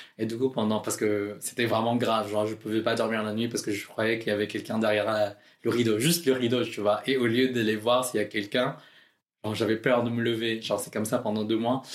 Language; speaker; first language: French; non-native, fluent; Filipino